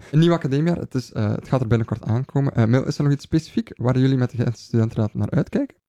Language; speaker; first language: Dutch; native; Dutch